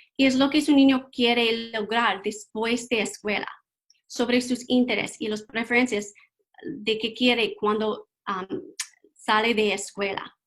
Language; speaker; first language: Spanish; non-native, learner; English